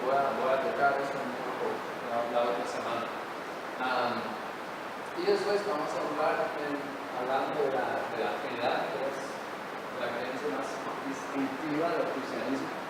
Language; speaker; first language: Spanish; non-native, fluent; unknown